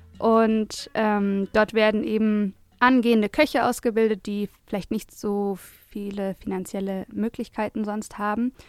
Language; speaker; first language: German; native; German